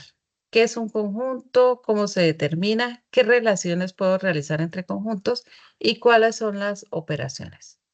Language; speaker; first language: Spanish; native; Spanish